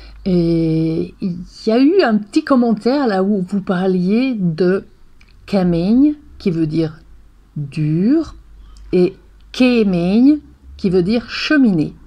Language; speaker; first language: French; non-native, fluent; Hungarian